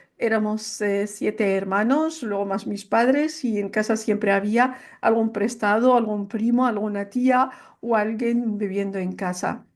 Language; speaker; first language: Spanish; non-native, fluent; Arabic